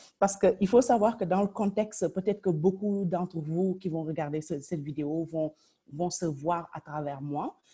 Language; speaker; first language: French; non-native, local second language; Wolof